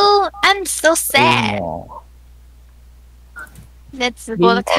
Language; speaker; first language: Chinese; native; Chinese